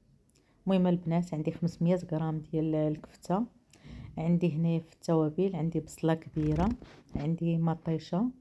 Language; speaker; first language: Arabic; native; Arabic